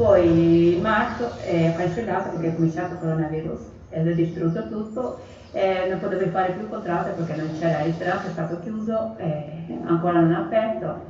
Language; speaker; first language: Italian; non-native, learner; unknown